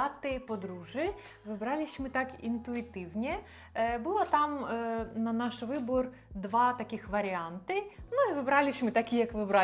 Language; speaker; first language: Polish; non-native, learner; Russian